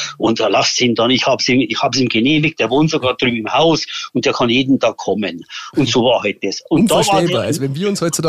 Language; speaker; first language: German; native; German